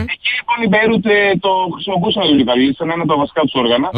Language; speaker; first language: Greek; native; Greek